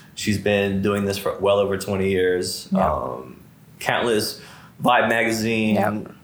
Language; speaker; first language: English; native; English